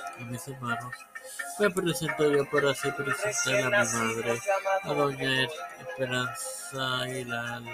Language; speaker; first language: Spanish; native; Spanish